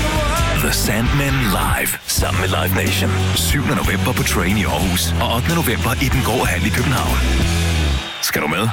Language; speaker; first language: Danish; native; Danish